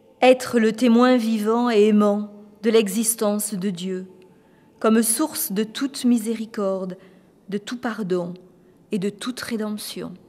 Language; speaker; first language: French; native; French